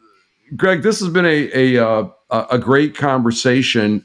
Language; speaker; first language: English; native; English